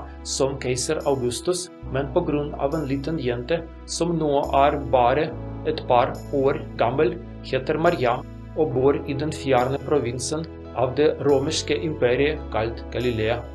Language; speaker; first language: Norwegian; non-native, learner; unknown